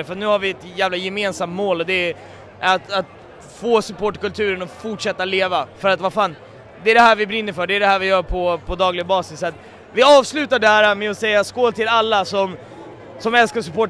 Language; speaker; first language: Swedish; native; Swedish